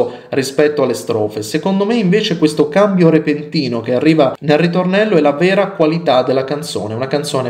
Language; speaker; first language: Italian; native; Italian